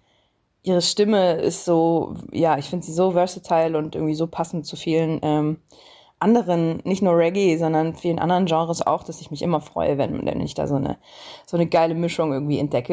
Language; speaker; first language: German; native; German